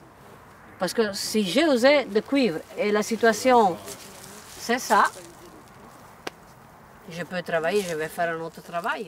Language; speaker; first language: French; non-native, learner; Italian